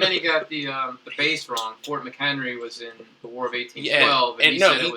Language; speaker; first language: English; native; English